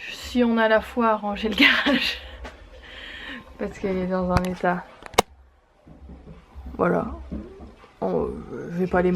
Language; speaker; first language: French; native; French